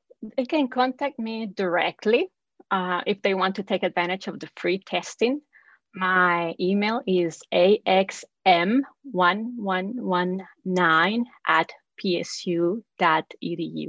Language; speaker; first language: English; non-native, fluent; Spanish